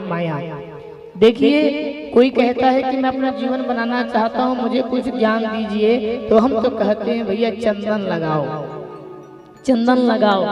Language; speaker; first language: Hindi; non-native, local second language; Chhattisgarhi